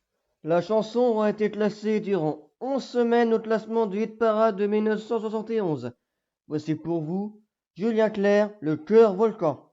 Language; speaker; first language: French; native; French